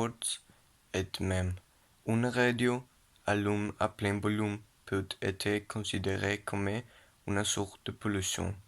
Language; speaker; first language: French; non-native, learner; Spanish